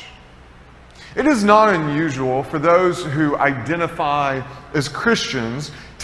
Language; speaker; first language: English; native; English